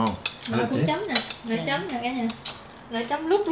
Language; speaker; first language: Korean; non-native, learner; Vietnamese